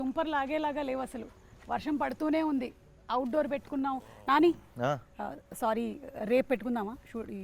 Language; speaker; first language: Telugu; native; Telugu